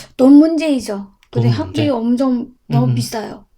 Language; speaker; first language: Korean; non-native, learner; Vietnamese